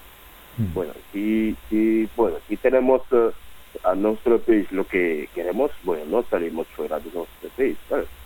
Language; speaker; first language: Spanish; non-native, learner; Wolof